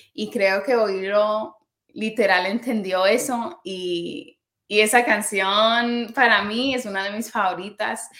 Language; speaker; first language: Spanish; early bilingual, heritage; Spanish